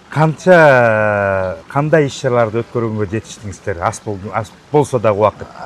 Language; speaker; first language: Kyrgyz; native; Kyrgyz